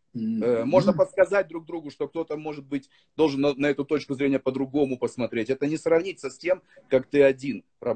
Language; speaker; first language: Russian; native; Russian